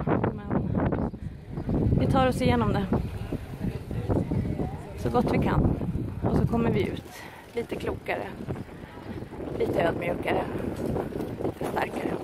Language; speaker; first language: Swedish; native; Swedish